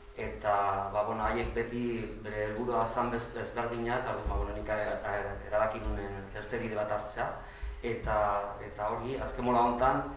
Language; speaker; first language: Basque; non-native, local second language; Spanish